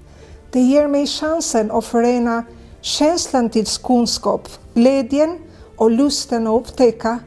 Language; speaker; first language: Swedish; non-native, fluent; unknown